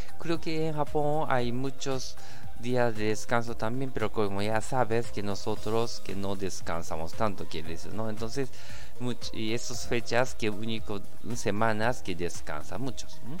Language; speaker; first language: Spanish; non-native, learner; Japanese